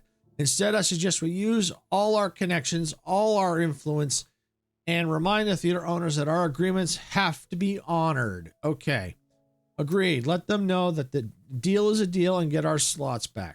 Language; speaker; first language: English; native; English